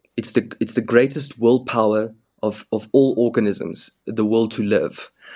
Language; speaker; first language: English; non-native, local second language; Afrikaans